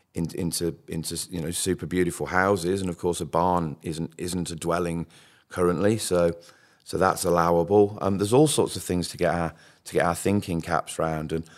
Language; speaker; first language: English; native; English